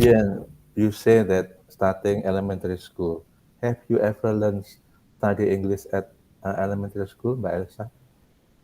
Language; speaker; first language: English; non-native, learner; Indonesian